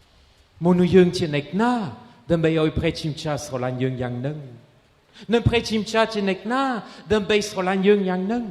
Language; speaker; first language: Khmer; non-native, fluent; French